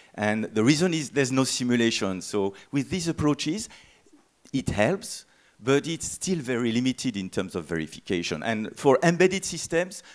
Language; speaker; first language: English; non-native, fluent; French